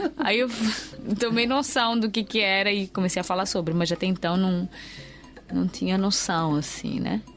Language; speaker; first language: Portuguese; native; Portuguese